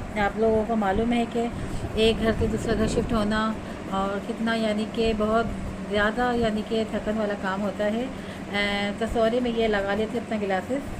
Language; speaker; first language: Urdu; native; Urdu